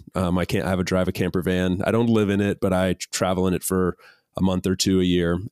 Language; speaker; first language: English; native; English